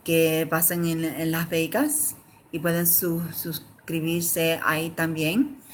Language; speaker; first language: Spanish; early bilingual, other home language; English